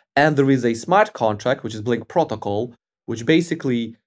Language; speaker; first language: English; non-native, fluent; Ukrainian